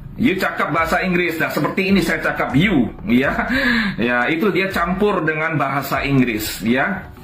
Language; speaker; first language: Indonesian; native; Indonesian